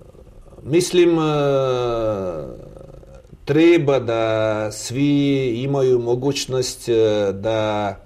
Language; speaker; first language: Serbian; non-native, learner; Russian